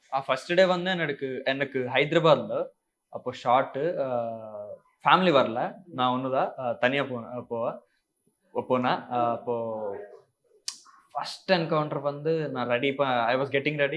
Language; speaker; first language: Tamil; non-native, learner; Telugu